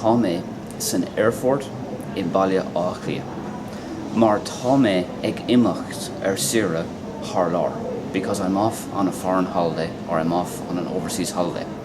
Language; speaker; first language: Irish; non-native, local second language; English